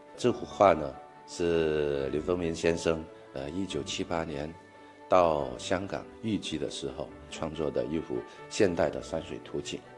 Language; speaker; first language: Chinese; native; Chinese